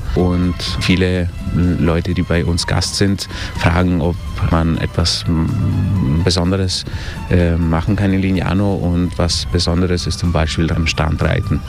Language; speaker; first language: German; early bilingual, heritage; German